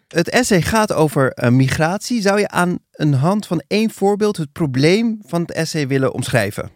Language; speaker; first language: Dutch; native; Dutch